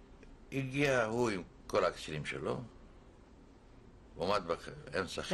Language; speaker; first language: Hebrew; non-native, fluent; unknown